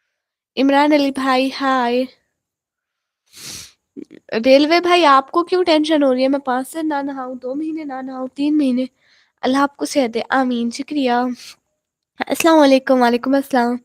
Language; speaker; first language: Hindi; non-native, local second language; Punjabi